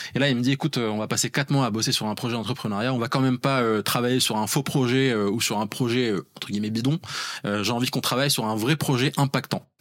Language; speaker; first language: French; non-native, local second language; Arabic